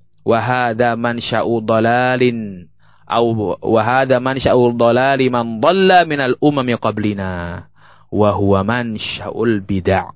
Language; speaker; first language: Arabic; non-native, fluent; Indonesian